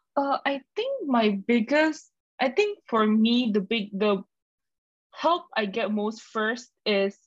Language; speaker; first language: English; non-native, fluent; Indonesian